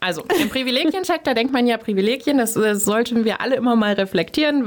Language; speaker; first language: German; native; German